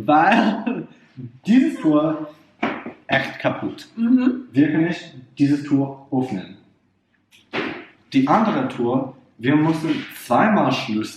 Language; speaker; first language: German; non-native, learner; English